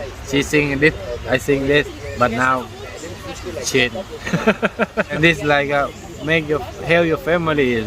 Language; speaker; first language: English; non-native, learner; Thai